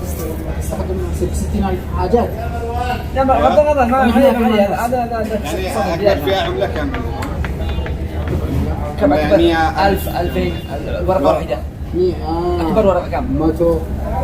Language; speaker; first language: Arabic; native; Arabic